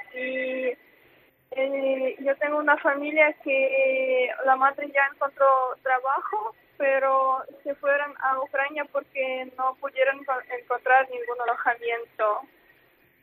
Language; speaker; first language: Spanish; non-native, fluent; Ukrainian